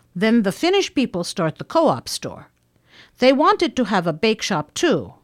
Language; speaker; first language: English; non-native, fluent; Finnish